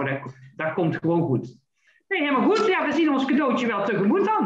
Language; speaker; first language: Dutch; native; Dutch